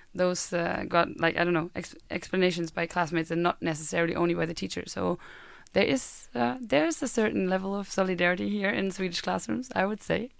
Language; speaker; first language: English; non-native, fluent; German